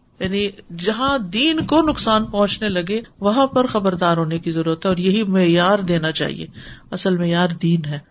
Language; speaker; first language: Urdu; native; Urdu